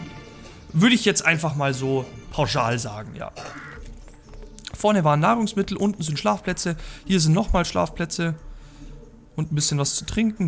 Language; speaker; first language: German; native; German